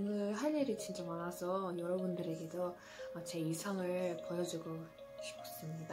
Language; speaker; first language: Korean; non-native, fluent; Azerbaijani